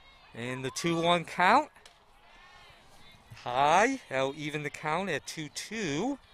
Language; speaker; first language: English; native; English